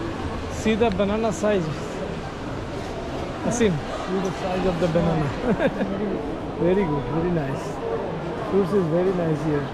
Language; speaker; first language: English; non-native, local second language; Bangla